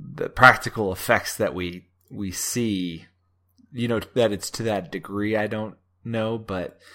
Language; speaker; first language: English; native; English